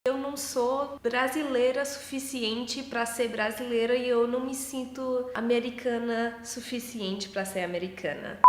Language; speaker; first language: Portuguese; early bilingual, heritage; English